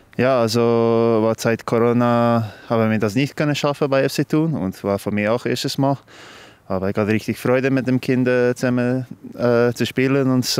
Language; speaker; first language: German; non-native, learner; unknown